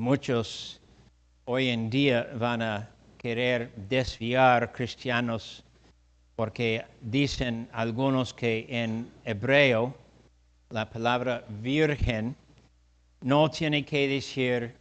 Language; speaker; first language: Spanish; non-native, fluent; English